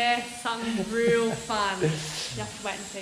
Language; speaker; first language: English; native; English